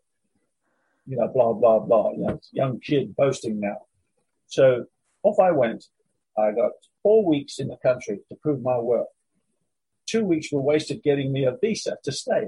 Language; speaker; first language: English; native; English